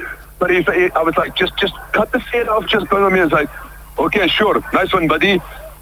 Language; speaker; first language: English; native; English